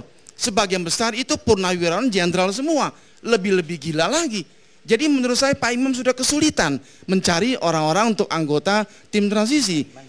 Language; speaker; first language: Indonesian; native; Indonesian